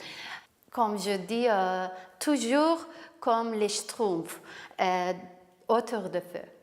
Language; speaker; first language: French; non-native, learner; Kurdish